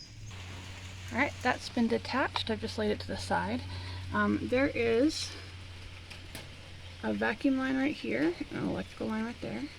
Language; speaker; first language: English; native; English